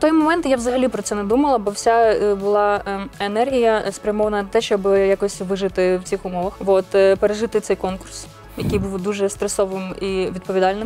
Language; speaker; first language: Ukrainian; native; Ukrainian